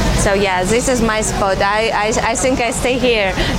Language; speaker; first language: English; non-native, fluent; Chinese